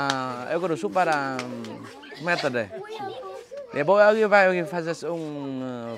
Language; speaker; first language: Portuguese; non-native, learner; Vietnamese